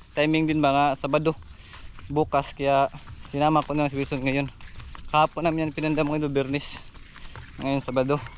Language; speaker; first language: Filipino; non-native, local second language; Cebuano